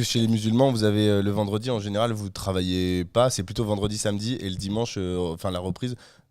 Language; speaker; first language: French; native; French